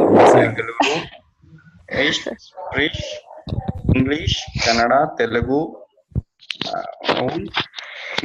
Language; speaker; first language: German; non-native, learner; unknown